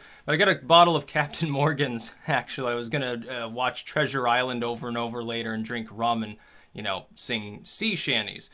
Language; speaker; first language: English; native; English